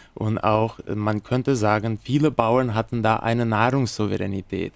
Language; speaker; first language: German; non-native, fluent; Portuguese